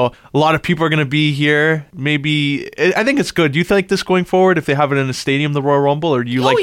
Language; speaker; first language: English; native; English